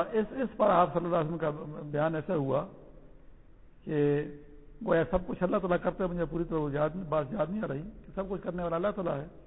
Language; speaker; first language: Urdu; non-native, local second language; Pashto